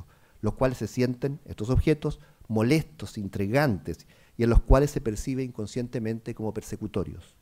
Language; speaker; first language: Spanish; native; Spanish